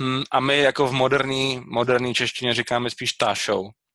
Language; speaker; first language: Czech; native; Czech